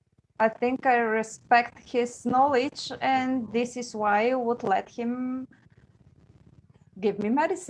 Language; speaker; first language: English; non-native, fluent; Bulgarian